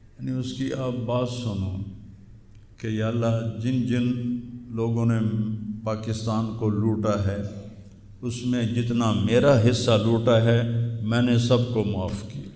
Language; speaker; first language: Urdu; non-native, local second language; Punjabi